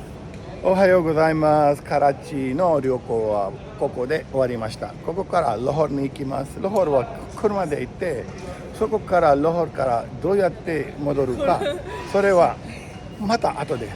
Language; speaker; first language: Japanese; non-native, fluent; Urdu